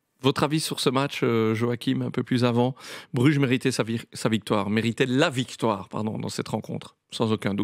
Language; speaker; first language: French; native; French